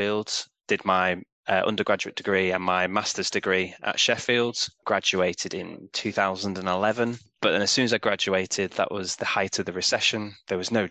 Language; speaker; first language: English; native; English